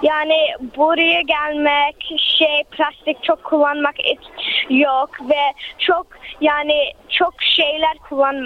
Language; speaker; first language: Turkish; early bilingual, heritage; Turkish